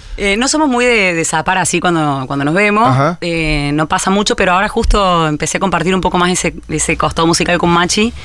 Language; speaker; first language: Spanish; native; Spanish